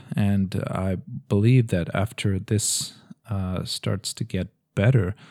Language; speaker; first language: English; non-native, fluent; Portuguese